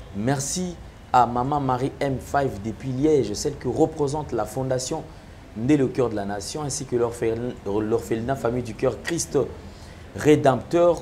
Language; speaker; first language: French; non-native, local second language; Lingala